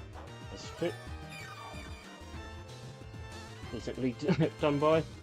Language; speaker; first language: English; native; English